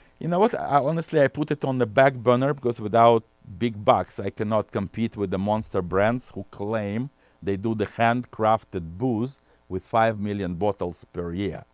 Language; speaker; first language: English; non-native, fluent; Russian